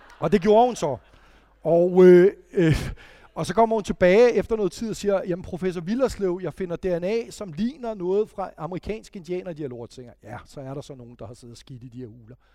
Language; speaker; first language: Danish; native; Danish